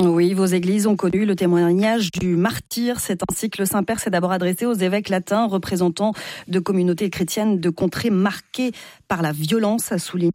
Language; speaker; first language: French; native; French